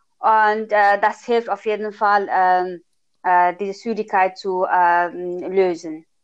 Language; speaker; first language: German; non-native, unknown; Nepali